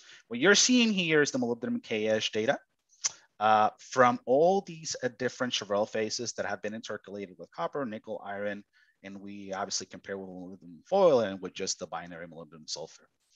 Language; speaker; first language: English; non-native, local second language; Spanish